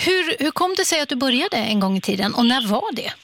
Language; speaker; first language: Swedish; native; Swedish